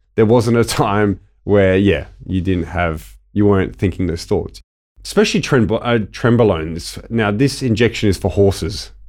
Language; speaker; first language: English; early bilingual, other home language; Italian